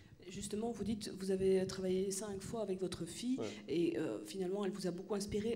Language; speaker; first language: French; native; French